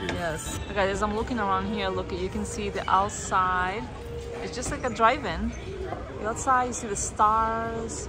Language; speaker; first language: English; non-native, fluent; Portuguese